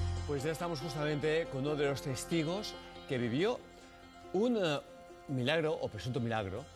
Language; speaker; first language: Spanish; native; Spanish